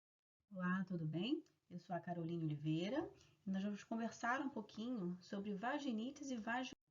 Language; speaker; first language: Portuguese; native; Portuguese